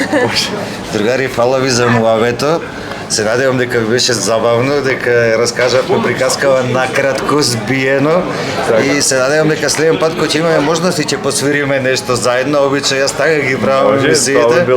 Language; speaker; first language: Macedonian; native; Macedonian